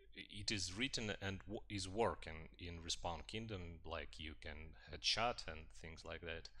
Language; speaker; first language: English; non-native, fluent; Russian